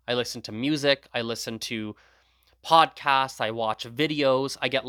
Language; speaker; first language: English; early bilingual, other home language; Gujarati